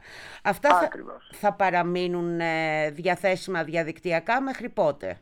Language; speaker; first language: Greek; native; Greek